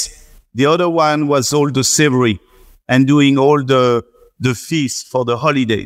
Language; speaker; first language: English; non-native, fluent; French